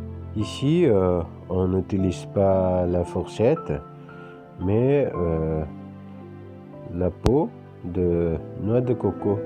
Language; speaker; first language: French; non-native, fluent; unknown